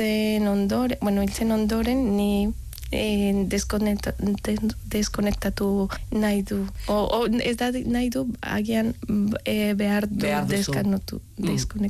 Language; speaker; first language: Basque; non-native, learner; Spanish